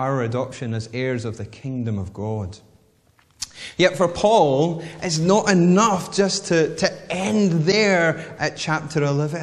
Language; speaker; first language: English; native; English